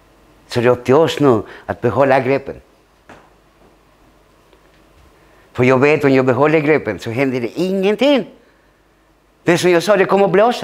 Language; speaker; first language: Swedish; early bilingual, other home language; Spanish